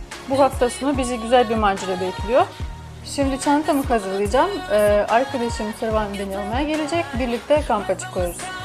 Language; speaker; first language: Turkish; non-native, fluent; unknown